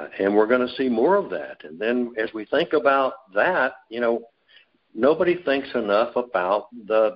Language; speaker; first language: English; native; English